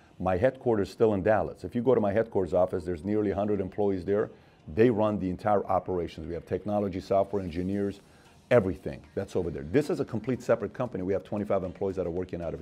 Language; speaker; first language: English; early bilingual, other home language; Armenian